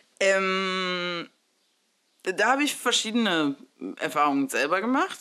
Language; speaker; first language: German; early bilingual, other home language; Spanish